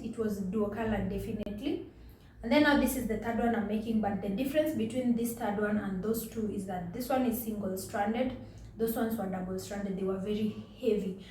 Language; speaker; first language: English; non-native, local second language; Swahili